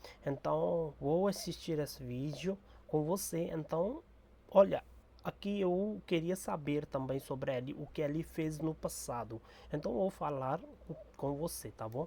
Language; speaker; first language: Portuguese; non-native, learner; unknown